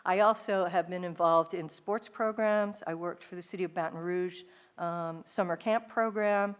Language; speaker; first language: English; native; English